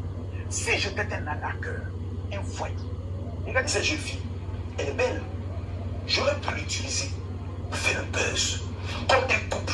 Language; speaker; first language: French; native; French